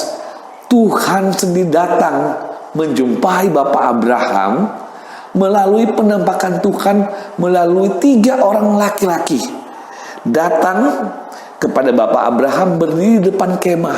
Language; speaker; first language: Indonesian; native; Indonesian